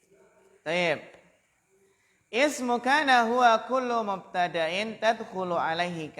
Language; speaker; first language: Arabic; non-native, fluent; Indonesian